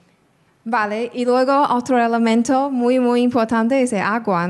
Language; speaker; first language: Spanish; non-native, fluent; Chinese